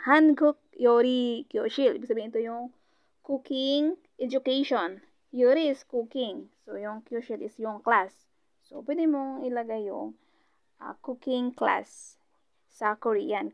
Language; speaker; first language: English; non-native, local second language; Filipino